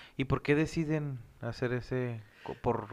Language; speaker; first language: Spanish; native; Spanish